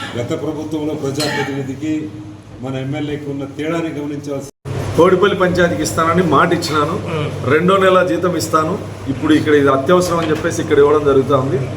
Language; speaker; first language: Telugu; native; Telugu